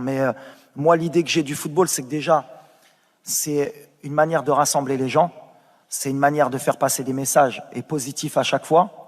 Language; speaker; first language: French; native; French